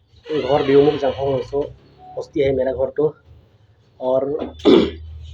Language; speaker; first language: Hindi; non-native, local second language; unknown